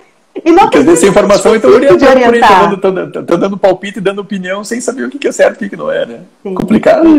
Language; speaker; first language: Portuguese; native; Portuguese